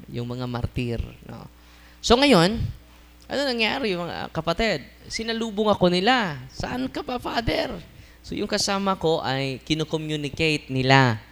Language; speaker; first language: Filipino; non-native, local second language; Cebuano